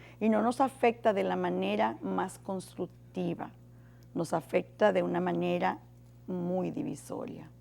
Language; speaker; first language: Spanish; native; Spanish